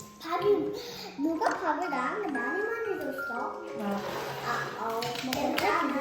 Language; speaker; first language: Korean; early bilingual, heritage; French